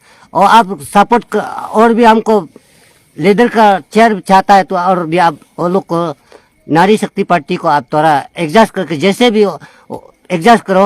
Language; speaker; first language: Hindi; non-native, local second language; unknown